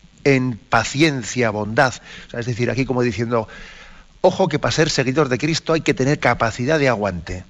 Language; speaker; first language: Spanish; native; Spanish